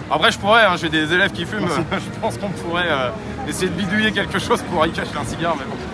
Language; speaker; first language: French; native; French